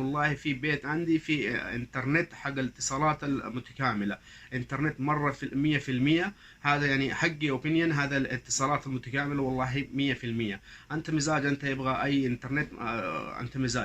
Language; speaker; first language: Arabic; non-native, learner; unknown